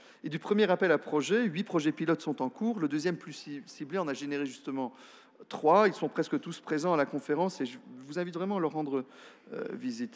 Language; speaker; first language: French; non-native, local second language; Luxembourgish